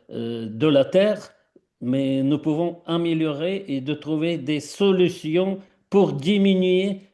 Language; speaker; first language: French; non-native, fluent; Russian